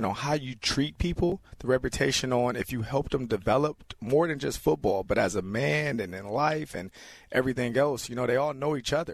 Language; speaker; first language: English; native; English